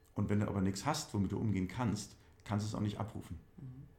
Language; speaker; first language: German; native; German